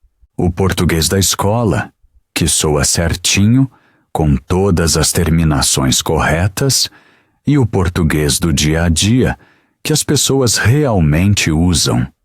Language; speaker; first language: Portuguese; non-native, fluent; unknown